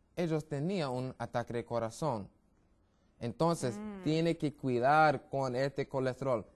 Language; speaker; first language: Spanish; non-native, learner; English